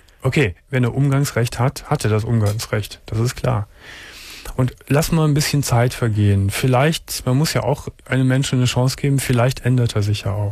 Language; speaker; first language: German; native; German